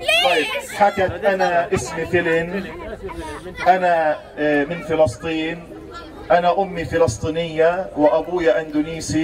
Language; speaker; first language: Arabic; native; Arabic